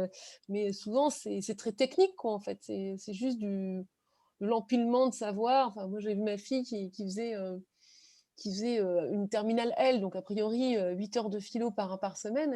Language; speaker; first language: French; native; French